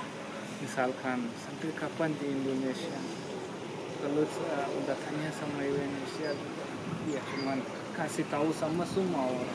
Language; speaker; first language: Indonesian; non-native, learner; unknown